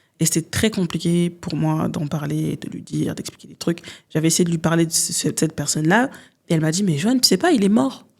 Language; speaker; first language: French; early bilingual, other home language; Lingala